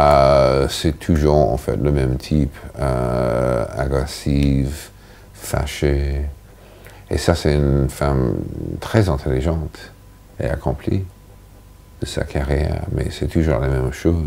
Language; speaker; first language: French; non-native, fluent; English